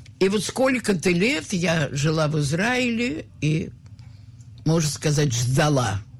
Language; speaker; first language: Russian; native; Russian